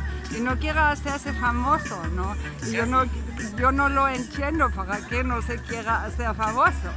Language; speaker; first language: Spanish; non-native, fluent; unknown